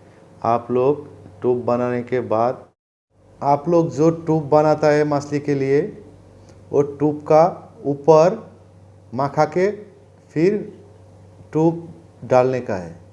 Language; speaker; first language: Hindi; non-native, learner; Bangla